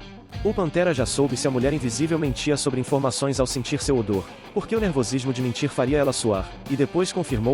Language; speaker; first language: Portuguese; native; Portuguese